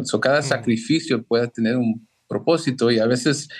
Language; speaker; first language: Spanish; early bilingual, heritage; Spanish